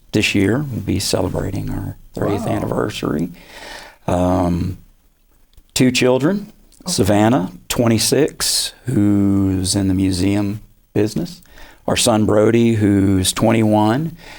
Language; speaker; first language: English; native; English